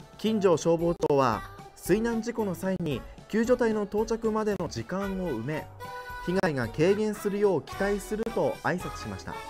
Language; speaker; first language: Japanese; native; Japanese